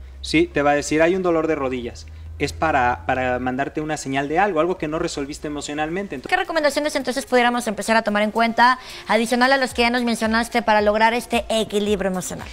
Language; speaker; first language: Spanish; native; Spanish